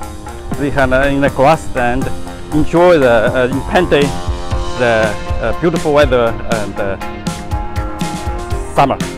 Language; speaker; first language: English; non-native, learner; Chinese